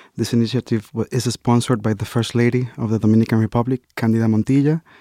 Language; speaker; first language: English; non-native, fluent; Spanish